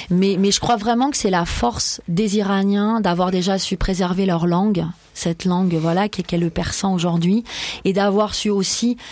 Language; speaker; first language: French; early bilingual, other home language; Persian